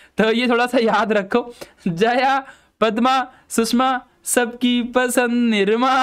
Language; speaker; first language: Hindi; native; Hindi